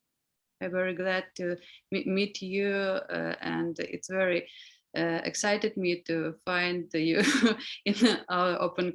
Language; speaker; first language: English; non-native, learner; Ukrainian